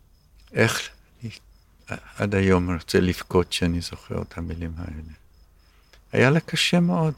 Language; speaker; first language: Hebrew; early bilingual, other home language; English